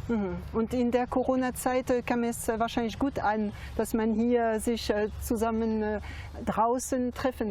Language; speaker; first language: German; non-native, fluent; French